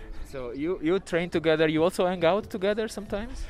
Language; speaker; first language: English; non-native, fluent; Italian